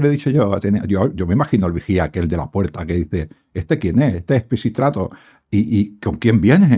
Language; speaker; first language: Spanish; native; Spanish